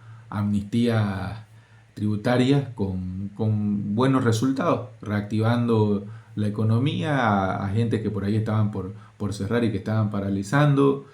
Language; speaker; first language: Spanish; native; Spanish